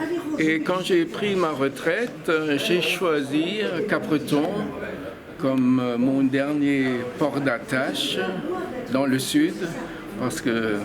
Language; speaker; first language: French; non-native, fluent; German